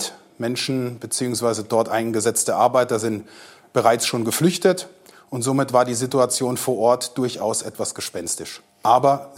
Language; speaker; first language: German; native; German